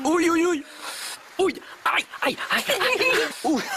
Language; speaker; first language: French; native; French